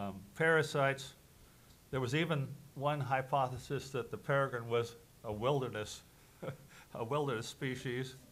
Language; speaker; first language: English; native; English